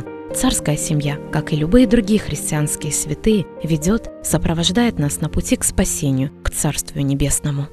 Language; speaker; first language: Russian; native; Russian